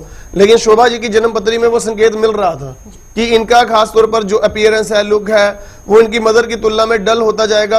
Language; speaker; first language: Hindi; native; Hindi